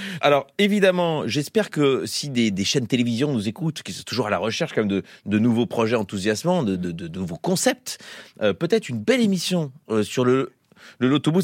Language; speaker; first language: French; native; French